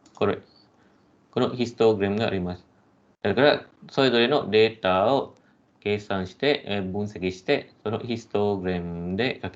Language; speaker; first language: Japanese; non-native, fluent; Malay